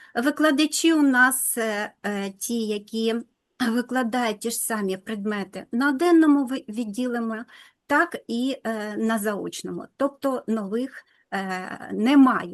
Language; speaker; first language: Ukrainian; non-native, local second language; Russian